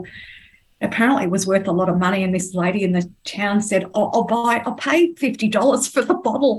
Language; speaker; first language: English; native; English